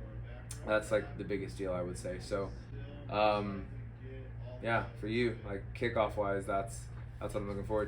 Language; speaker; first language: English; native; English